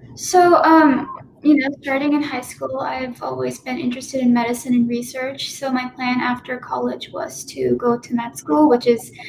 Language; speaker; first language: English; native; English